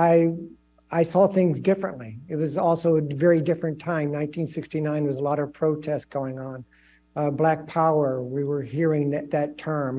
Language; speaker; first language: English; native; English